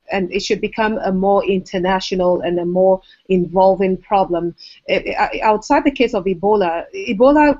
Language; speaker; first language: English; non-native, local second language; Igbo